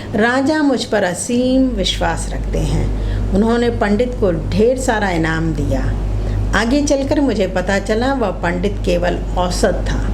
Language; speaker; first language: Hindi; non-native, local second language; Telugu